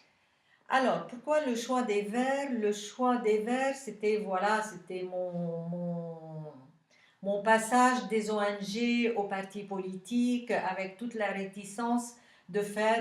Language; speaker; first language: French; non-native, local second language; Arabic